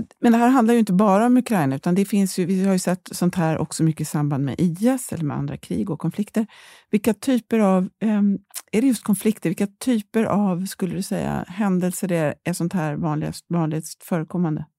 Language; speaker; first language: Swedish; native; Swedish